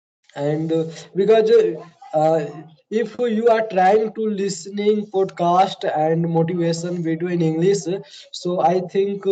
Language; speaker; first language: English; non-native, learner; Hindi